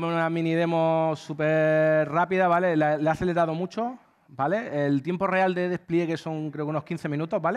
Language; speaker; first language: Spanish; native; Spanish